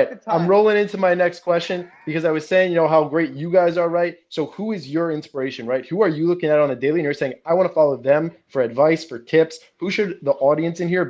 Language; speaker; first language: English; native; English